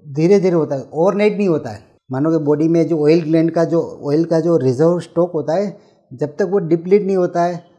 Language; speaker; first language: Hindi; non-native, local second language; Gujarati